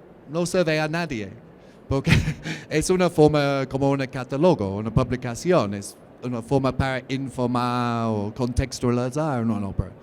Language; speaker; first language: Spanish; non-native, learner; English